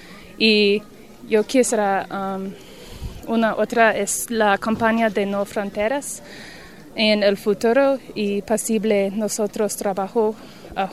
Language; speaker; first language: Spanish; non-native, learner; English